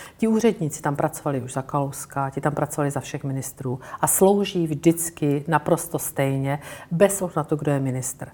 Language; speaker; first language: Czech; native; Czech